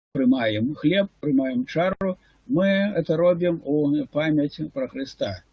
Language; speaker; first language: Russian; non-native, local second language; Ukrainian